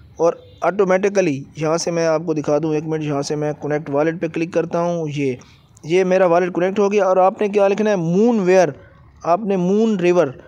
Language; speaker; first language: Urdu; native; Urdu